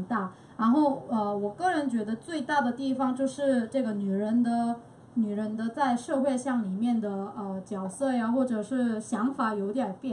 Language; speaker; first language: Chinese; non-native, fluent; Korean